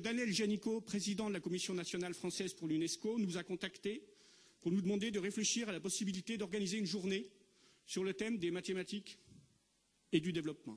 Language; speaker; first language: French; native; French